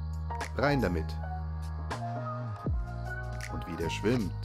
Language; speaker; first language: German; native; German